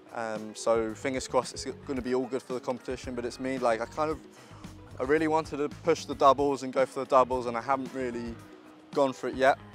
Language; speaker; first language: English; native; English